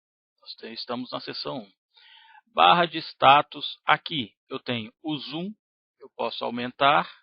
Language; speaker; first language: Portuguese; native; Portuguese